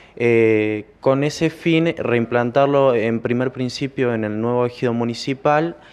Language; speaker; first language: Spanish; native; Spanish